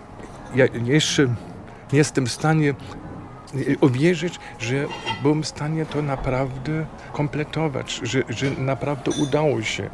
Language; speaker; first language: Polish; non-native, fluent; German